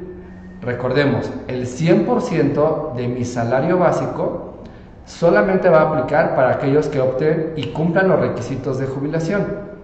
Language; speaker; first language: Spanish; native; Spanish